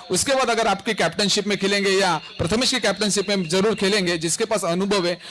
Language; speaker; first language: Hindi; non-native, local second language; Marathi